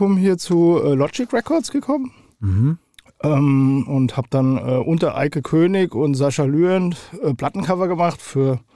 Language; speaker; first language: German; native; German